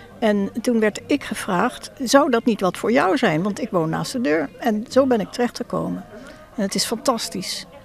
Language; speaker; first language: Dutch; non-native, fluent; English